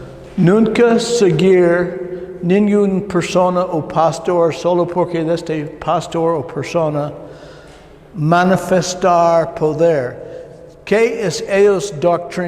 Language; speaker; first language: Spanish; non-native, learner; English